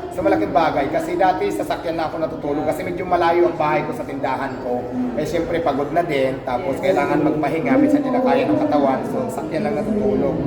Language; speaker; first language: Filipino; non-native, local second language; Waray